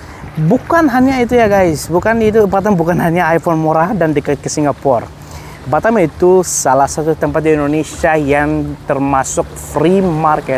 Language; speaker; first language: Indonesian; non-native, fluent; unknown